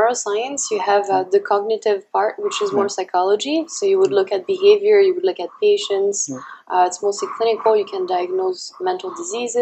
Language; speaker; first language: English; non-native, fluent; French